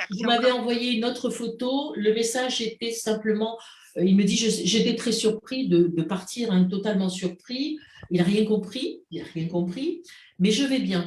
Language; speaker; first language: French; native; French